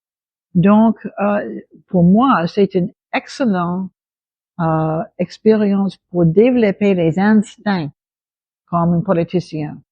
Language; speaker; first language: French; non-native, local second language; English